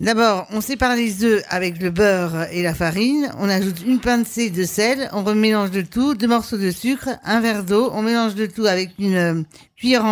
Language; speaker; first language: French; native; French